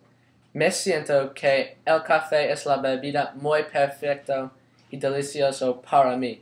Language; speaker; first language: Spanish; non-native, learner; English